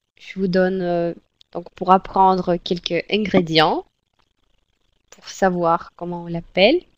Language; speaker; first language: French; non-native, fluent; Russian